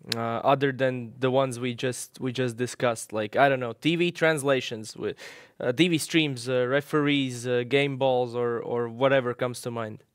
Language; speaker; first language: English; non-native, fluent; Latvian